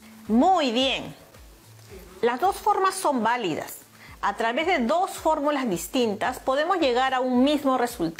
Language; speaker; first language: Spanish; native; Spanish